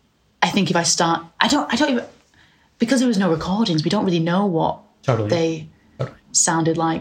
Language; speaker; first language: English; native; English